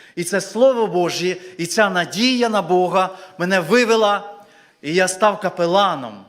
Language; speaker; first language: Ukrainian; native; Ukrainian